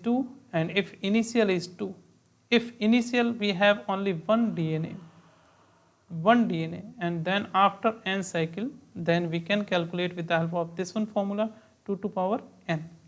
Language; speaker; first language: English; non-native, local second language; Hindi